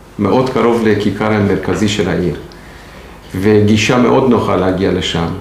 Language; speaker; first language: Hebrew; non-native, fluent; Persian